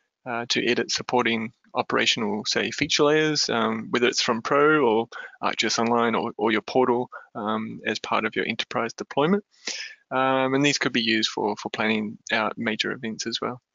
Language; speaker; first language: English; native; English